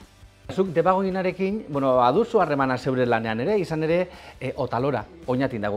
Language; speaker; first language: Basque; native; Basque